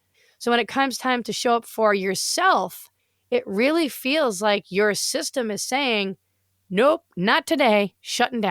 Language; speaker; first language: English; native; English